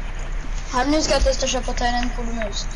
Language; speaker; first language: Swedish; native; Swedish